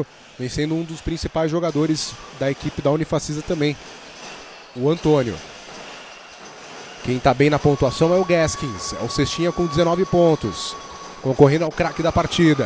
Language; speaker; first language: Portuguese; native; Portuguese